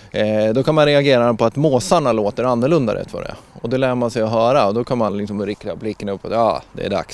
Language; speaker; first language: Swedish; native; Swedish